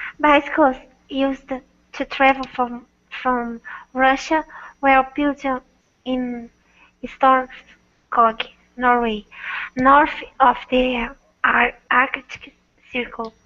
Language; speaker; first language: English; non-native, learner; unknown